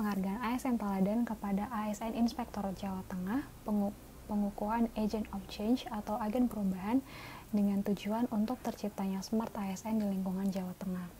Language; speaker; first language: Indonesian; native; Indonesian